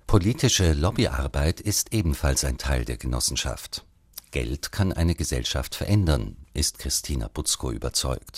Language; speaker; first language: German; native; German